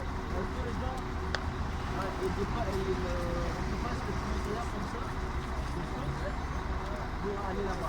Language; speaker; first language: French; non-native, learner; Arabic